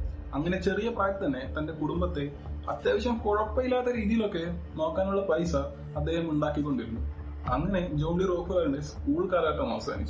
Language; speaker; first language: Malayalam; native; Malayalam